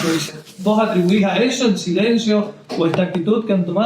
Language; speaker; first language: Spanish; native; Spanish